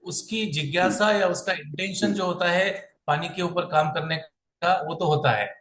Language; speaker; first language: Hindi; non-native, local second language; Marathi